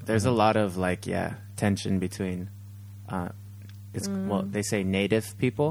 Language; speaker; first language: English; native; English